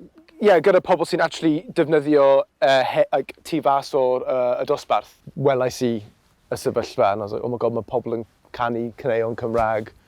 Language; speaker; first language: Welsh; non-native, local second language; English